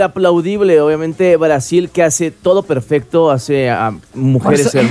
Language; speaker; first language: Spanish; native; Spanish